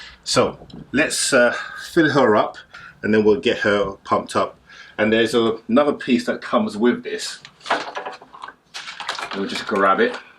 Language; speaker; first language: English; native; English